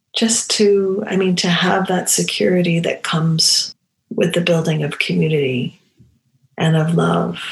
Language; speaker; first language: English; early bilingual, other home language; Romany